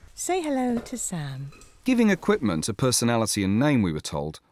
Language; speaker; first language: English; native; English